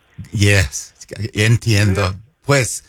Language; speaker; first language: Spanish; non-native, fluent; English